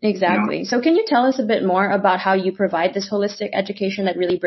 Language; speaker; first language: English; non-native, local second language; Filipino